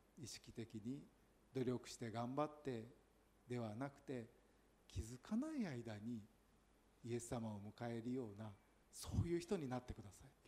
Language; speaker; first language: Japanese; native; Japanese